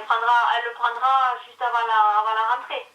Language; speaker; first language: French; native; French